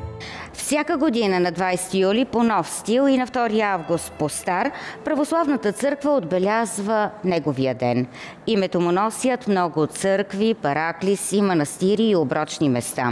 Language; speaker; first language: Bulgarian; native; Bulgarian